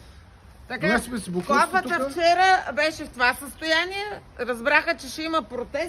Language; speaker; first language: Bulgarian; native; Bulgarian